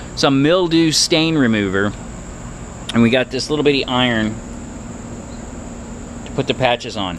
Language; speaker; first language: English; native; English